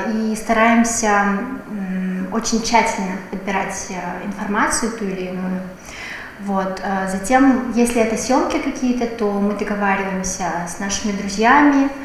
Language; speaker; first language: Russian; native; Russian